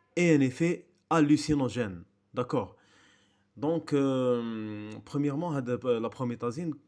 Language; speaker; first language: French; non-native, local second language; Arabic